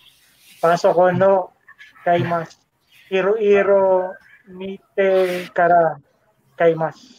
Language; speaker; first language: Japanese; non-native, learner; Filipino